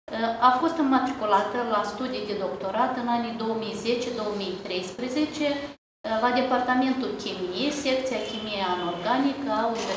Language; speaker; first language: Romanian; native; Romanian